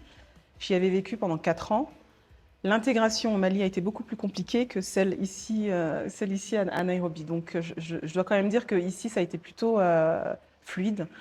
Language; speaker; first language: French; early bilingual, other home language; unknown